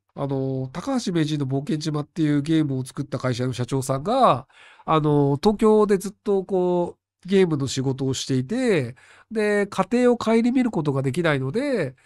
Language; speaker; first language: Japanese; native; Japanese